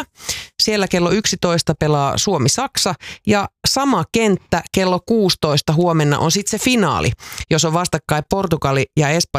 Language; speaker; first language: Finnish; native; Finnish